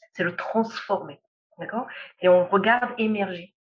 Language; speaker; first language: French; non-native, local second language; Arabic